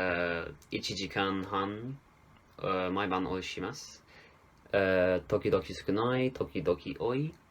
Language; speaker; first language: Japanese; non-native, learner; English